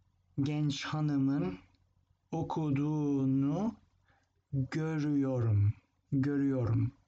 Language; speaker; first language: Turkish; non-native, fluent; English